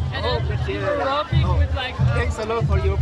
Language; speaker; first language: English; non-native, learner; Spanish